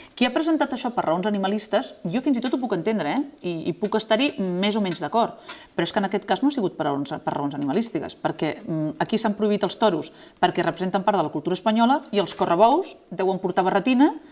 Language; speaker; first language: Catalan; native; Catalan